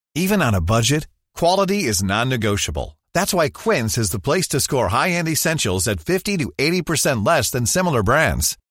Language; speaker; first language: French; non-native, fluent; Spanish